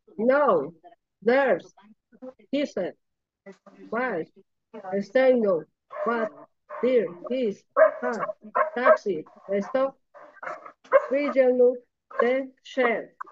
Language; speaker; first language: English; non-native, learner; Spanish